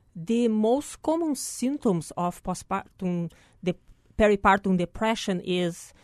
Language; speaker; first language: English; non-native, fluent; Portuguese